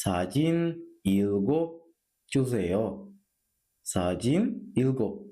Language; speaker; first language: Korean; non-native, fluent; Sinhala